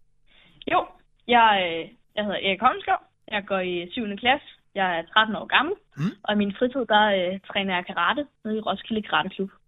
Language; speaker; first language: Danish; native; Danish